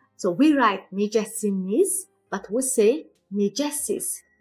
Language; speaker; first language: English; non-native, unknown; Azerbaijani